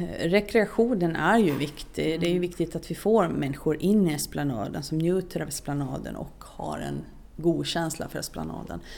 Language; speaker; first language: Swedish; native; Swedish